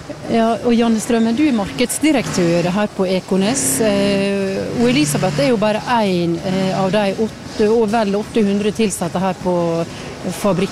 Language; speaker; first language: Norwegian; native; Norwegian